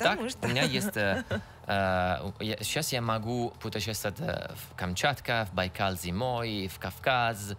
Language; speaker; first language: Russian; non-native, learner; Italian